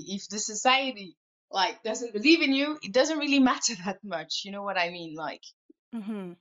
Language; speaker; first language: English; non-native, fluent; French